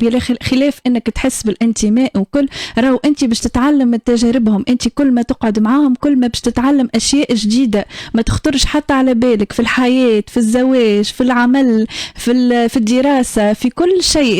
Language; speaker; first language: Arabic; native; Arabic